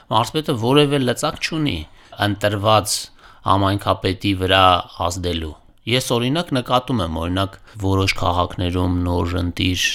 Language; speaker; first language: Armenian; native; Armenian